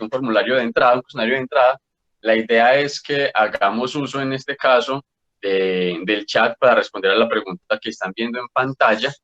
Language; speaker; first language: Spanish; native; Spanish